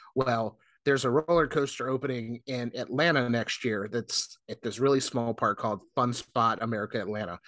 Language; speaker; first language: English; native; English